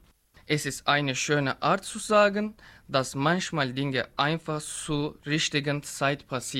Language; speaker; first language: German; non-native, learner; Turkish